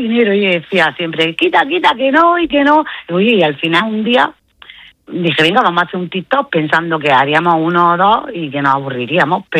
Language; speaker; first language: Spanish; native; Spanish